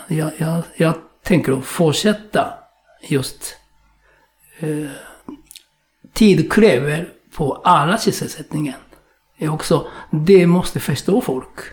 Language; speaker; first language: Swedish; non-native, fluent; Japanese